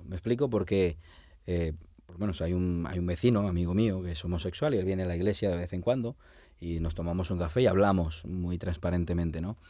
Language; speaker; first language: Spanish; native; Spanish